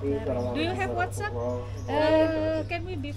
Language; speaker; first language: English; non-native, learner; Indonesian